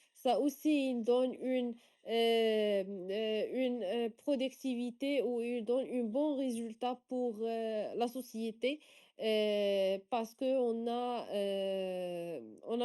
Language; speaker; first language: French; non-native, local second language; Arabic